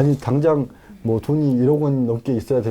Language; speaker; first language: Korean; native; Korean